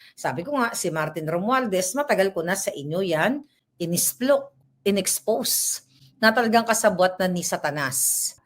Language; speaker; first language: Filipino; native; Filipino